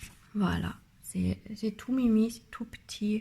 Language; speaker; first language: French; non-native, learner; German